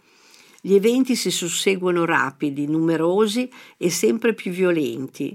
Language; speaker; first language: Italian; native; Italian